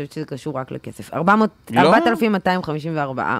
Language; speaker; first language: Hebrew; native; Hebrew